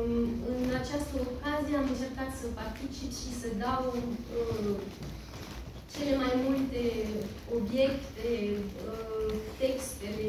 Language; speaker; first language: Romanian; early bilingual, heritage; French